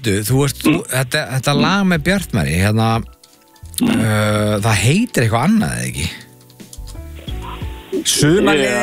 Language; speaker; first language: Icelandic; native; Icelandic